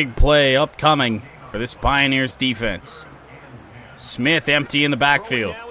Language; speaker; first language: English; native; English